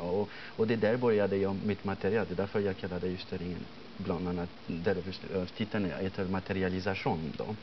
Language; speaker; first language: Swedish; non-native, fluent; French